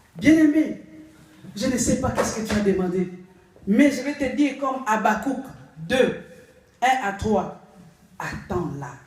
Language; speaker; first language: French; non-native, local second language; Lingala